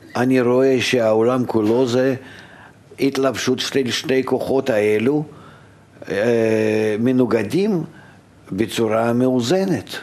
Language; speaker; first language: Hebrew; non-native, fluent; Russian